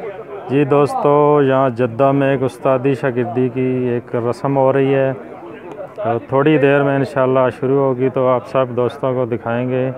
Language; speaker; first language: Hindi; non-native, local second language; Punjabi